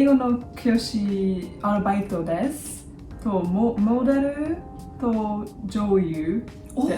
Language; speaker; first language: Japanese; non-native, learner; English